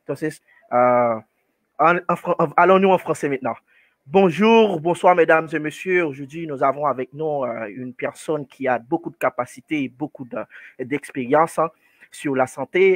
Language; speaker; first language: French; non-native, fluent; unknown